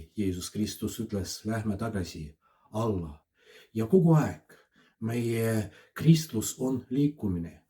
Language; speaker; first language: Estonian; non-native, fluent; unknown